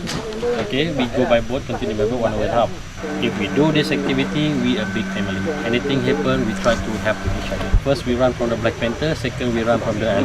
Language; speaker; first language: English; non-native, local second language; Malay